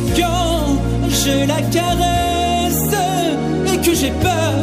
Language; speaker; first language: French; native; French